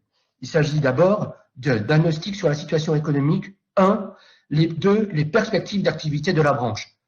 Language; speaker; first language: French; native; French